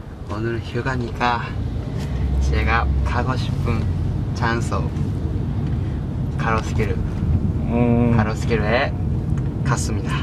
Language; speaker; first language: Korean; non-native, learner; Japanese